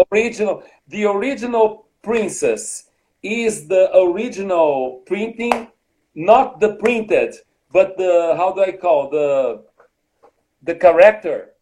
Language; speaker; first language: English; non-native, fluent; Portuguese